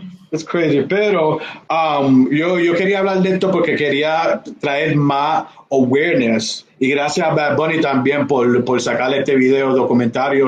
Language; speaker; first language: Spanish; early bilingual, heritage; Spanish